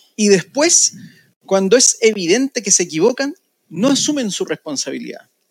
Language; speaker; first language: Spanish; native; Spanish